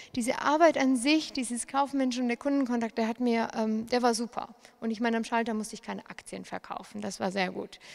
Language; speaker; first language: German; native; German